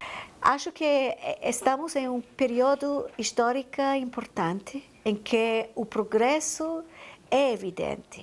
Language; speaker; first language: Portuguese; non-native, fluent; Spanish